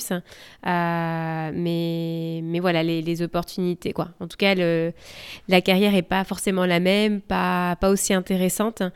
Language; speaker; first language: French; native; French